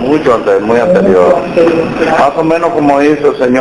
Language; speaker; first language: Spanish; native; Spanish